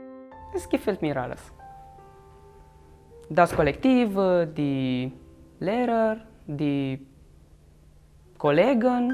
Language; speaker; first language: German; non-native, local second language; Romanian